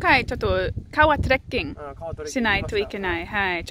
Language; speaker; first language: Japanese; non-native, learner; English